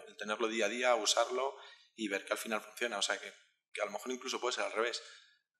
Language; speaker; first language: Spanish; native; Spanish